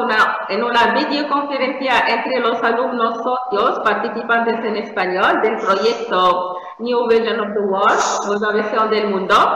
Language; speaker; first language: Spanish; non-native, fluent; Arabic